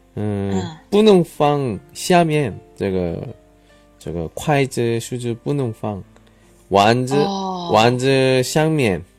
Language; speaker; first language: Chinese; non-native, learner; Korean